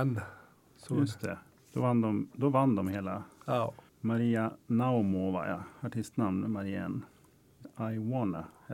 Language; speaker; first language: Swedish; native; Swedish